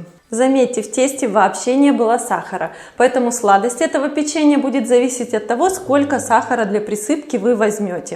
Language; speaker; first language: Russian; native; Russian